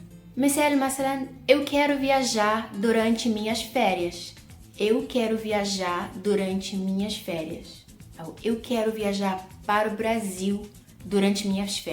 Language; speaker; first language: Portuguese; non-native, fluent; Arabic